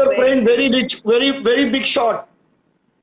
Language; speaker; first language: English; non-native, fluent; Hindi